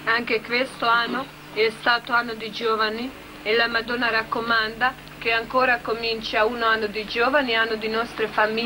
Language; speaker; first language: Italian; non-native, learner; Croatian